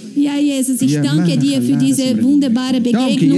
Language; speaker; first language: German; non-native, fluent; Portuguese